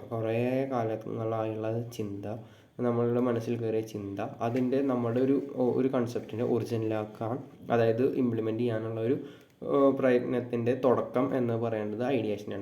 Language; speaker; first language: Malayalam; native; Malayalam